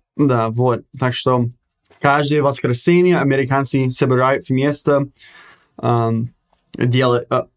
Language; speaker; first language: Russian; non-native, fluent; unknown